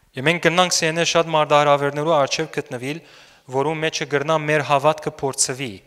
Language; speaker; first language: Armenian; early bilingual, heritage; Armenian